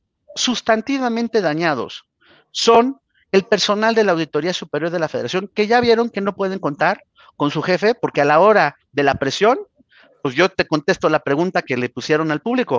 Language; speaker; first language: Spanish; native; Spanish